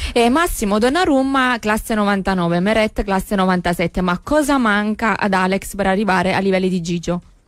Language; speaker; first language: Italian; native; Italian